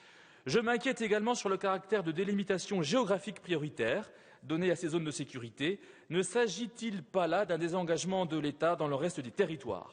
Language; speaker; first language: French; native; French